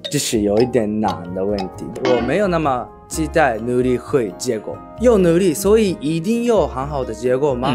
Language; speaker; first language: Chinese; non-native, learner; Japanese